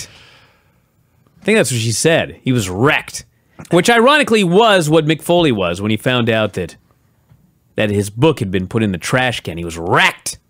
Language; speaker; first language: English; native; English